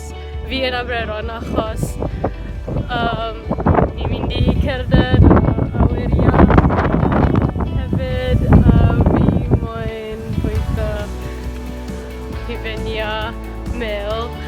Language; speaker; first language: Welsh; non-native, learner; English